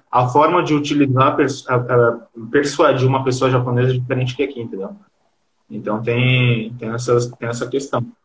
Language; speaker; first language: Portuguese; early bilingual, heritage; Portuguese